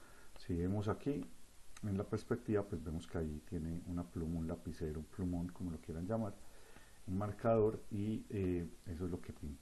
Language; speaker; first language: Spanish; native; Spanish